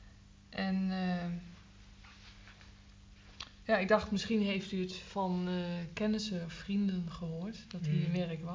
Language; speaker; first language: Dutch; native; Dutch